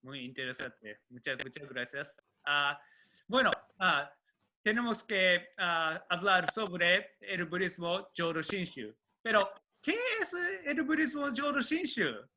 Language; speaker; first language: Spanish; non-native, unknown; Japanese